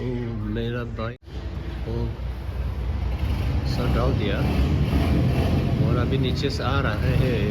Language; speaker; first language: Hindi; non-native, local second language; Tibetan